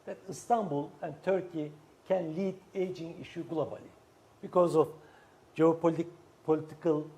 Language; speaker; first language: English; non-native, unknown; Turkish